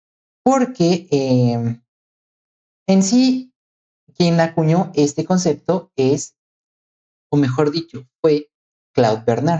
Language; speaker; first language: Spanish; native; Spanish